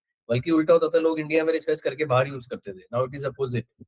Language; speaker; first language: Hindi; native; Hindi